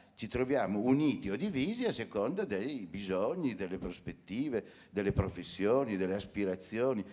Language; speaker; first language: Italian; native; Italian